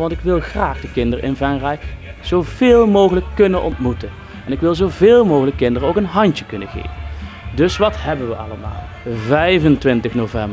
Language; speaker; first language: Dutch; native; Dutch